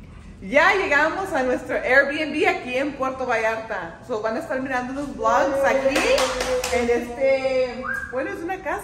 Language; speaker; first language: Spanish; early bilingual, heritage; Spanish